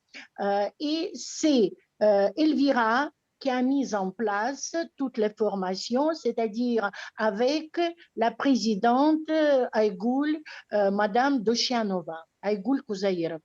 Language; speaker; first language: French; non-native, fluent; Russian